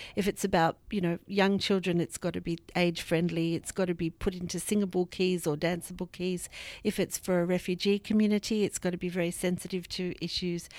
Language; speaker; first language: English; native; English